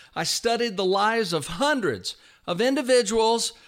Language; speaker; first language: English; native; English